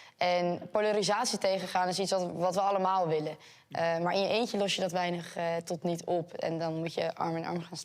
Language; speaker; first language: Dutch; native; Dutch